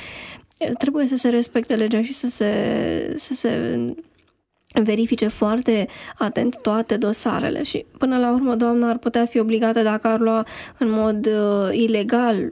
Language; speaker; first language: Romanian; native; Romanian